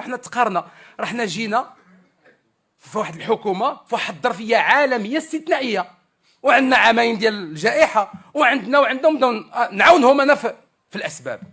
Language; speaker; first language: Arabic; native; Arabic